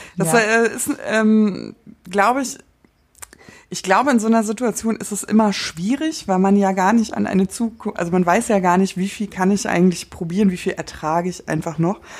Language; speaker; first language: German; native; German